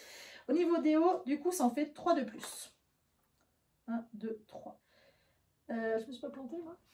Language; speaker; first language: French; native; French